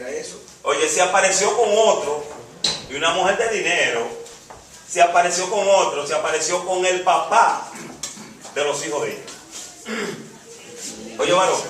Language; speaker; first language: Spanish; native; Spanish